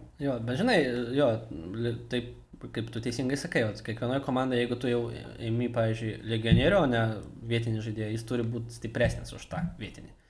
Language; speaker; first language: Lithuanian; non-native, local second language; Russian